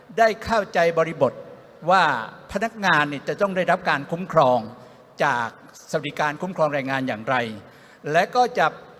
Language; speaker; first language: Thai; native; Thai